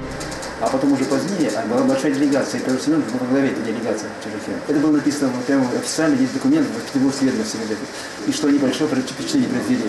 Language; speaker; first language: Russian; native; Russian